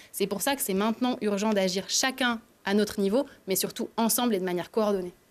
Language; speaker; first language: French; native; French